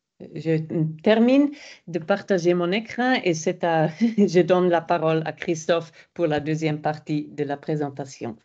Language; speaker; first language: French; non-native, fluent; German